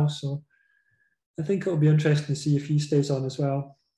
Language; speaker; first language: English; native; English